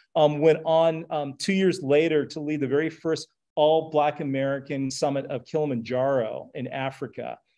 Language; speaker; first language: English; native; English